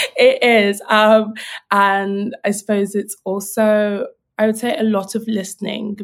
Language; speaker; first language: English; native; English